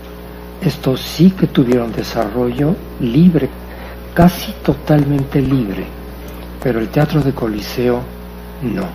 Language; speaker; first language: Spanish; native; Spanish